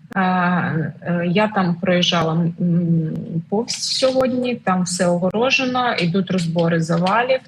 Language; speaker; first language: Ukrainian; non-native, local second language; Russian